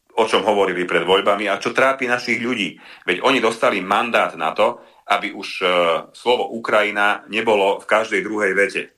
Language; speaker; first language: Slovak; non-native, local second language; Hungarian